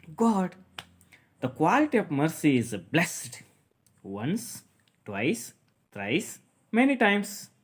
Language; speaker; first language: English; non-native, local second language; Kannada